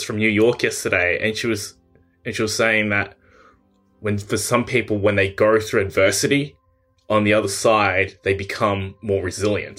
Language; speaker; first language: English; native; English